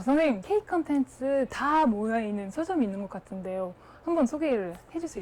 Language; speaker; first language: Korean; non-native, fluent; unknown